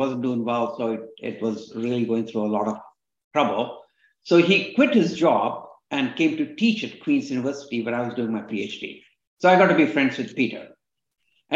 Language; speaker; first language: English; non-native, local second language; Kannada